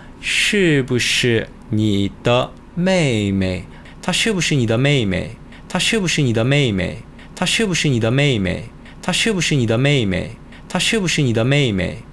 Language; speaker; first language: Chinese; non-native, fluent; Korean